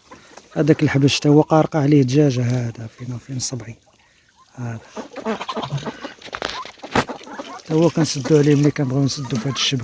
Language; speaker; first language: Arabic; native; Arabic